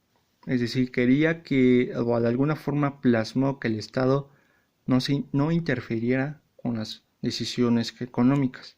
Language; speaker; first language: Spanish; native; Spanish